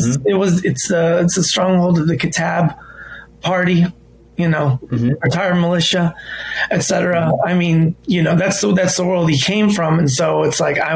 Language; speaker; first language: English; native; English